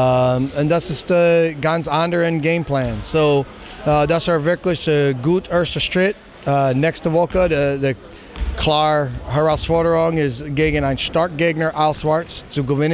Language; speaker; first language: German; non-native, learner; English